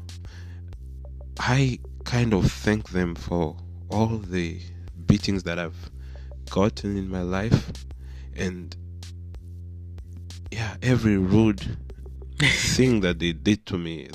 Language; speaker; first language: English; non-native, local second language; Swahili